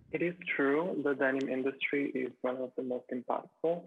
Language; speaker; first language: English; non-native, fluent; Italian